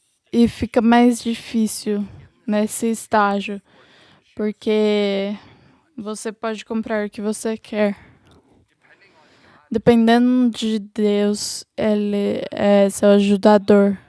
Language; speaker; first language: Portuguese; non-native, learner; English